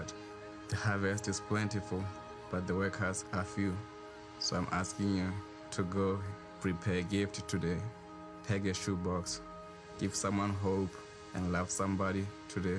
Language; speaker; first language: English; non-native, local second language; Southern Sotho